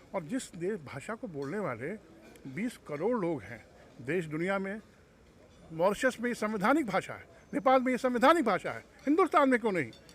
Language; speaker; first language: Hindi; native; Hindi